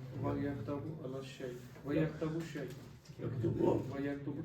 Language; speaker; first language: Arabic; non-native, learner; Urdu